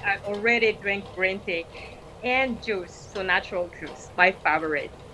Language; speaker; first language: English; non-native, fluent; Malagasy